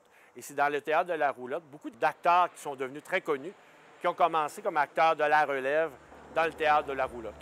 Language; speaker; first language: French; native; French